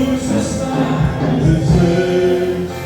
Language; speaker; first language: Portuguese; native; Portuguese